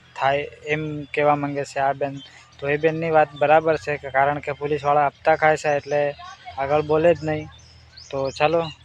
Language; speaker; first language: Gujarati; non-native, local second language; Bhili